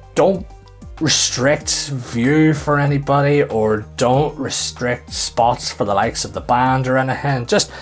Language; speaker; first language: English; native; English